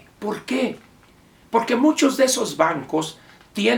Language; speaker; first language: Spanish; native; Spanish